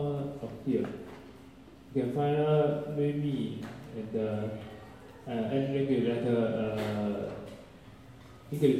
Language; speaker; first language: English; non-native, learner; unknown